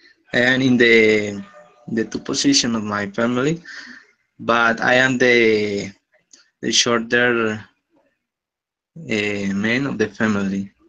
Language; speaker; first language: English; non-native, learner; Spanish